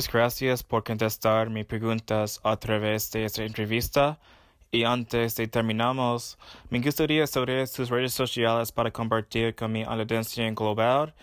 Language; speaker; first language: Spanish; non-native, fluent; English